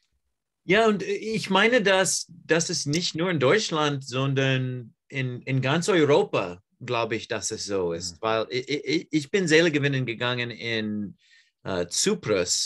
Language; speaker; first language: German; non-native, learner; English